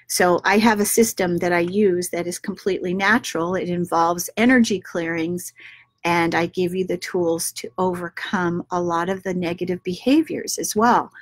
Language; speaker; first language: English; native; English